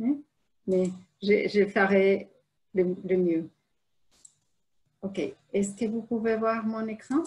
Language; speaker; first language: French; non-native, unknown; Spanish